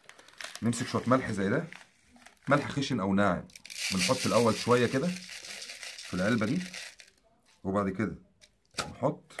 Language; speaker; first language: Arabic; native; Arabic